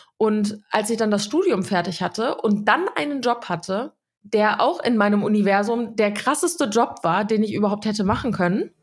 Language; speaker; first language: German; early bilingual, other home language; Serbian